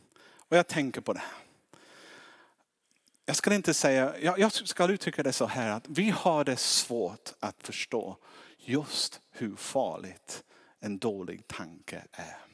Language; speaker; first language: Swedish; non-native, fluent; English